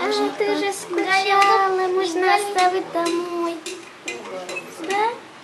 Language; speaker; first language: Russian; early bilingual, heritage; Russian